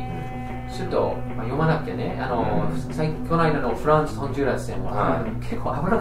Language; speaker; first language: Japanese; non-native, fluent; English